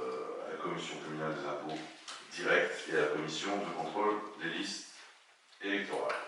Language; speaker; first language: French; native; French